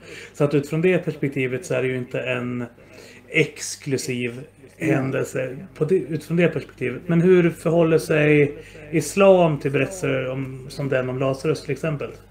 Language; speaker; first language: Swedish; native; Swedish